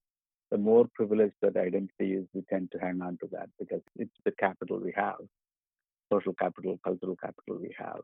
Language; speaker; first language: English; non-native, local second language; Tamil